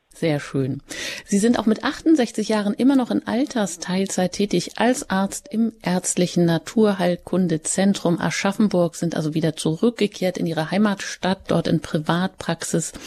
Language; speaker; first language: German; native; German